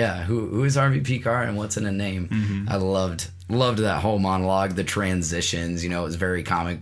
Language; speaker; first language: English; native; English